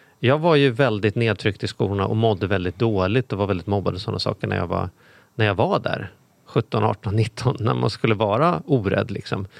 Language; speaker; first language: Swedish; native; Swedish